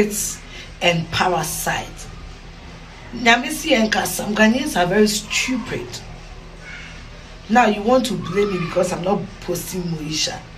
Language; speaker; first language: English; non-native, local second language; Akan